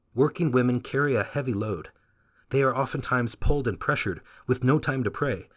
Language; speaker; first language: English; early bilingual, other home language; Vietnamese